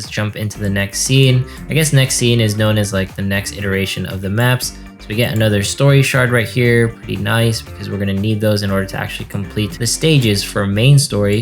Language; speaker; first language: English; native; English